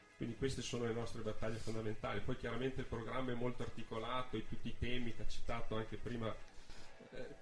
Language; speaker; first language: Italian; native; Italian